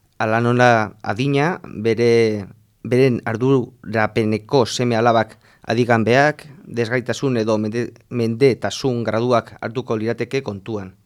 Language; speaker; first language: Basque; non-native, local second language; Spanish